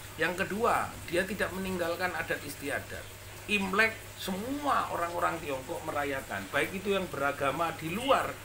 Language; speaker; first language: Indonesian; non-native, local second language; Javanese